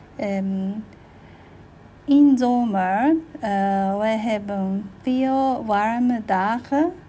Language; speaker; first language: Dutch; non-native, learner; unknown